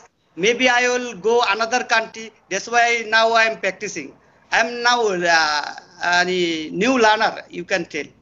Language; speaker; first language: English; non-native, learner; Bangla